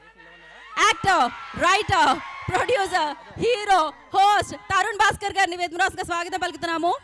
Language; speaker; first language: Telugu; native; Telugu